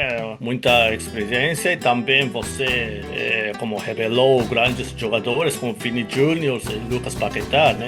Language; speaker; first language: Portuguese; non-native, fluent; Japanese